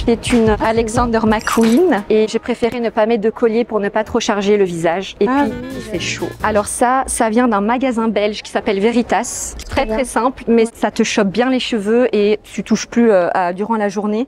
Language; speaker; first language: French; native; French